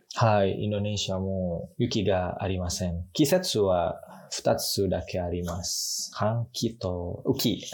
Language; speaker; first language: Japanese; non-native, fluent; Indonesian